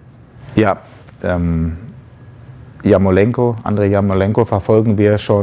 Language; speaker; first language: German; native; German